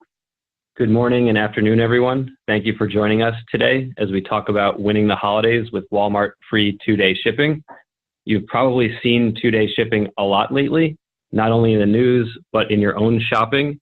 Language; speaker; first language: English; native; English